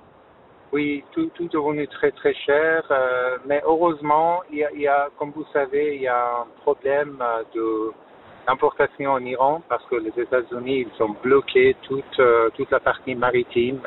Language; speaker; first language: French; non-native, fluent; Persian